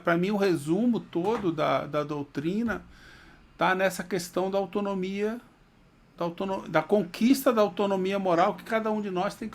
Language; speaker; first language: Portuguese; native; Portuguese